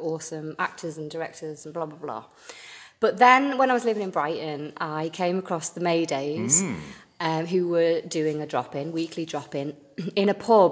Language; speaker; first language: English; native; English